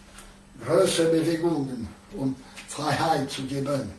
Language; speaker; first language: German; non-native, learner; French